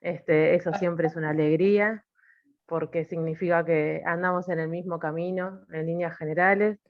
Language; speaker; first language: Spanish; native; Spanish